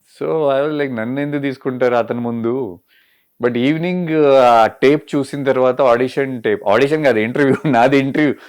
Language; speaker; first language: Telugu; native; Telugu